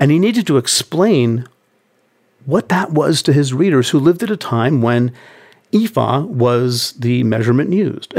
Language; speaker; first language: English; native; English